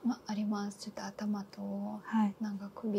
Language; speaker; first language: Japanese; non-native, learner; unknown